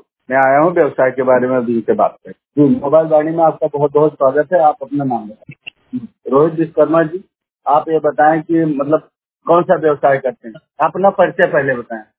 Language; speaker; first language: Hindi; native; Hindi